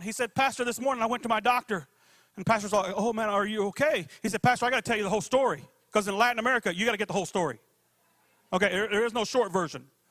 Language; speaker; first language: English; native; English